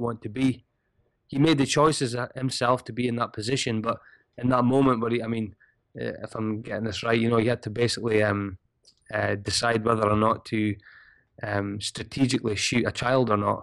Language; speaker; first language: English; native; English